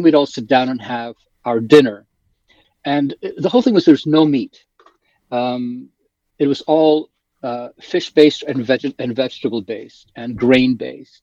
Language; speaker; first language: English; early bilingual, other home language; Polish